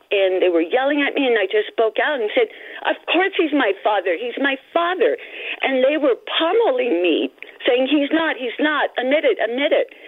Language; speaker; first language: English; early bilingual, other home language; Cantonese